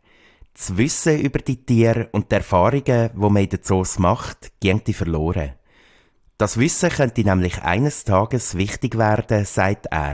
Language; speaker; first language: German; native; German